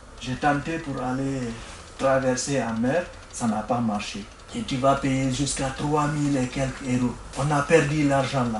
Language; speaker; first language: French; non-native, local second language; Fula